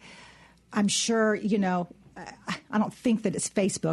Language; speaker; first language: English; native; English